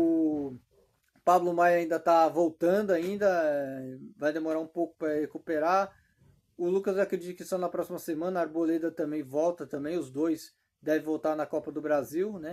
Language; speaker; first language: Portuguese; native; Portuguese